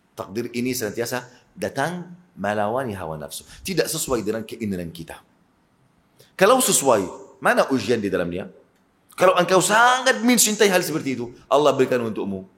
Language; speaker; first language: Malay; non-native, fluent; Arabic